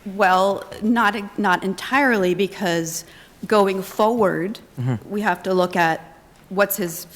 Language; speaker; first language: English; native; English